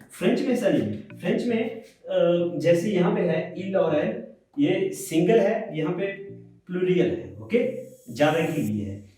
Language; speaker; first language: Hindi; native; Hindi